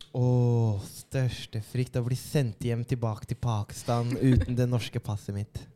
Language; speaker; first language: Norwegian; early bilingual, other home language; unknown